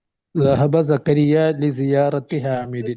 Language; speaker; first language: Arabic; non-native, learner; Malayalam